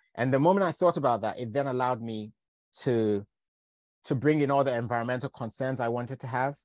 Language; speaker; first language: English; native; English